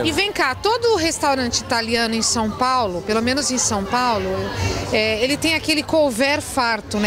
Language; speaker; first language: Portuguese; native; Portuguese